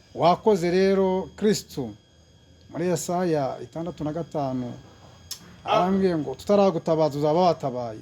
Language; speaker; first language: Kinyarwanda; early bilingual, heritage; Kinyarwanda